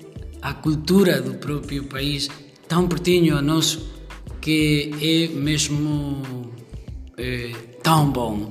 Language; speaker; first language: Portuguese; non-native, fluent; Spanish